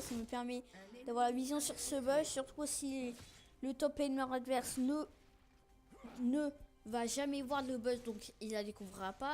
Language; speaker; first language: French; native; French